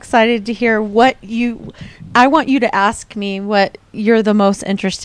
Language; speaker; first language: English; native; English